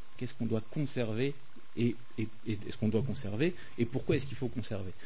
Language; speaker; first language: French; native; French